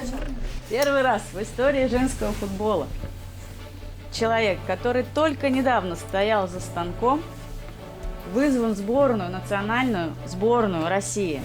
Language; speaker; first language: Russian; native; Russian